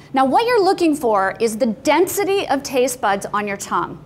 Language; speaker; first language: English; native; English